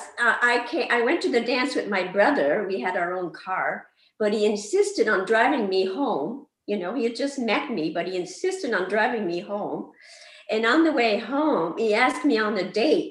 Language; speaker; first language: English; non-native, fluent; French